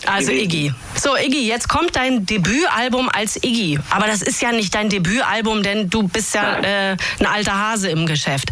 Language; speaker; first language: German; native; German